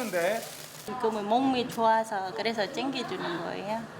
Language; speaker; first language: Korean; non-native, learner; Vietnamese